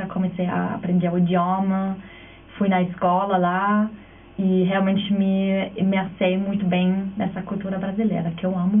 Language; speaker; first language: Portuguese; non-native, fluent; German